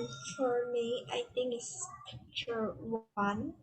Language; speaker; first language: English; non-native, learner; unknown